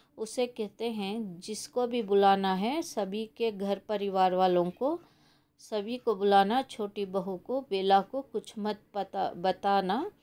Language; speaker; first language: Hindi; non-native, local second language; Kannada